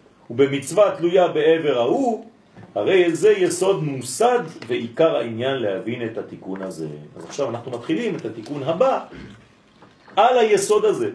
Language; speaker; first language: Hebrew; non-native, fluent; French